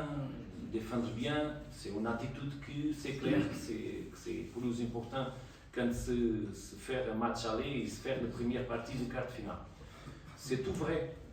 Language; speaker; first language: French; non-native, learner; Portuguese